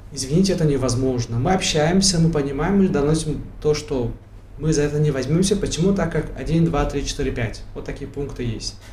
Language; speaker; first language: Russian; non-native, local second language; Tajik